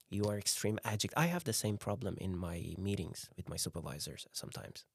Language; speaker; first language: English; non-native, fluent; Persian